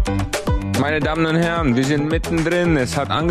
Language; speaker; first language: German; native; German